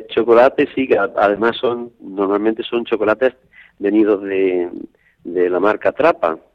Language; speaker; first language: Spanish; native; Spanish